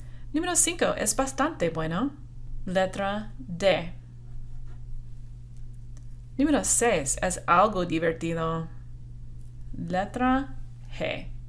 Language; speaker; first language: Spanish; non-native, fluent; English